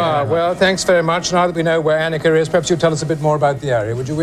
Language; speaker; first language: English; native; English